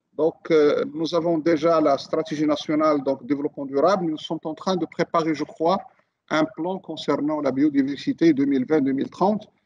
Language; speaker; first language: French; non-native, local second language; Arabic